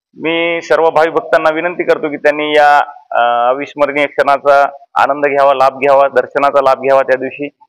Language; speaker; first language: Marathi; native; Marathi